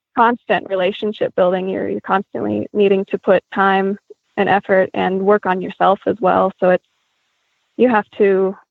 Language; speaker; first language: English; native; English